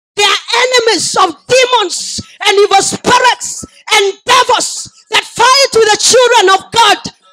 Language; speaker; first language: English; non-native, local second language; Swahili